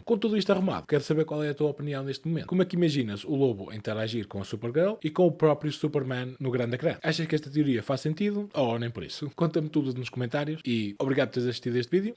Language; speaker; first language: Portuguese; native; Portuguese